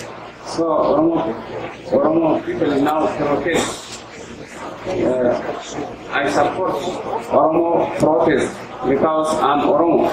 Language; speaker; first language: English; non-native, learner; Oromo